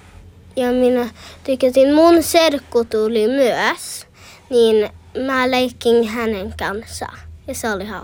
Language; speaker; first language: Finnish; early bilingual, heritage; Finnish